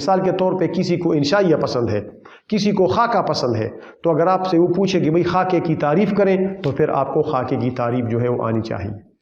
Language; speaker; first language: Urdu; non-native, local second language; Pashto